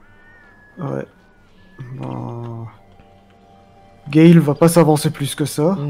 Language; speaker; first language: French; native; French